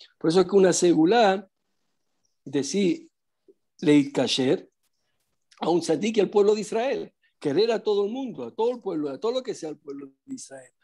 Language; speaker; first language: Spanish; non-native, fluent; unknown